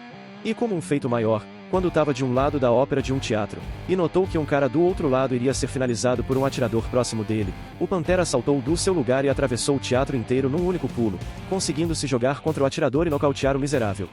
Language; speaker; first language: Portuguese; native; Portuguese